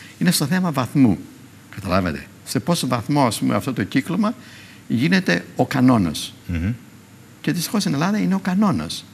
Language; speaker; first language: Greek; native; Greek